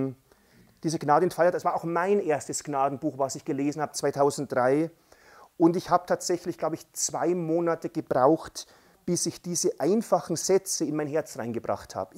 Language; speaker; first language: German; native; German